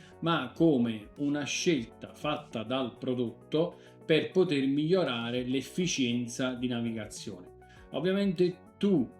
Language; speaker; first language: Italian; native; Italian